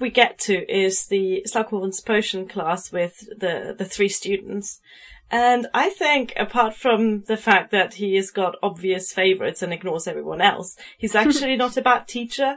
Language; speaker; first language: English; non-native, fluent; German